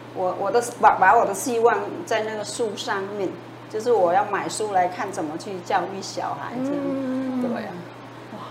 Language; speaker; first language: Chinese; non-native, fluent; Vietnamese